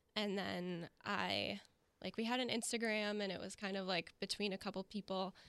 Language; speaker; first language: English; native; English